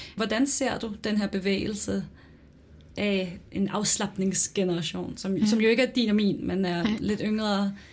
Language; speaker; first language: Danish; native; Danish